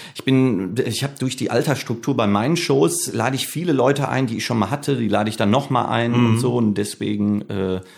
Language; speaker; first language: German; native; German